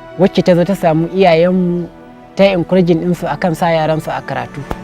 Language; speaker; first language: Hausa; non-native, local second language; Fula